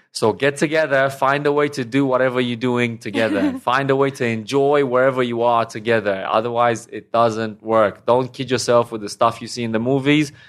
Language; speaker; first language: English; non-native, fluent; Romanian